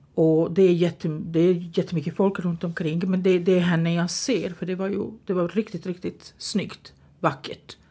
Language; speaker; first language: Swedish; non-native, fluent; Bosnian